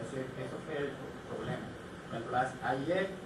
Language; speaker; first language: Spanish; non-native, learner; Korean